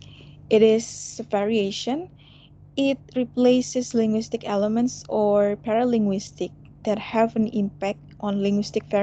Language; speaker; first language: English; non-native, fluent; Indonesian